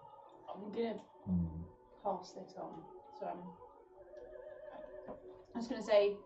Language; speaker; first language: English; native; English